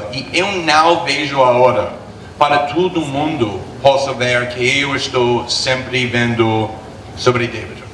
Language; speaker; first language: Portuguese; non-native, fluent; English